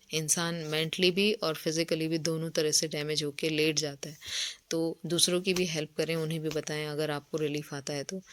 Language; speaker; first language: Hindi; native; Hindi